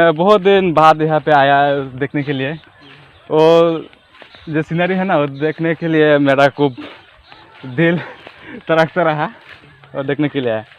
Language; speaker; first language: Hindi; non-native, learner; Bangla